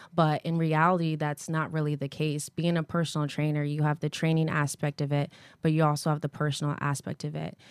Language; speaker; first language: English; native; English